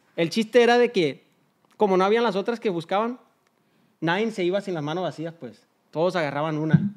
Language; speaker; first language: Spanish; early bilingual, heritage; Spanish